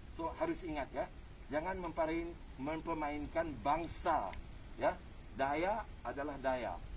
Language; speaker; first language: Malay; non-native, local second language; Iban